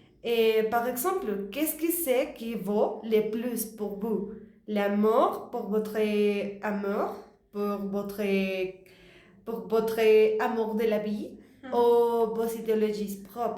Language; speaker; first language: French; non-native, learner; Spanish